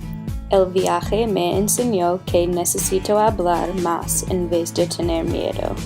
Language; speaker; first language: Spanish; non-native, learner; English